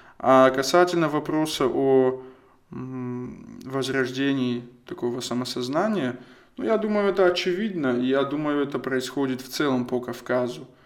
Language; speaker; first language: Russian; non-native, local second language; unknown